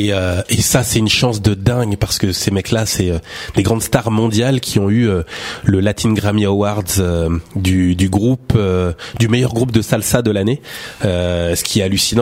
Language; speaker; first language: French; native; French